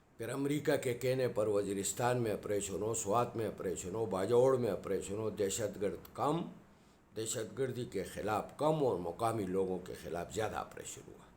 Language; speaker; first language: Urdu; non-native, local second language; Pashto